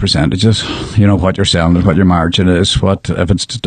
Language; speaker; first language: English; native; English